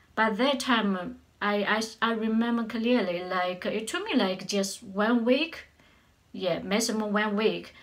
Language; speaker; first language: English; non-native, learner; Chinese